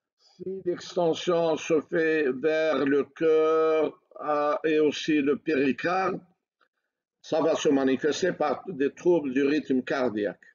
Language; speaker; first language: French; non-native, local second language; Arabic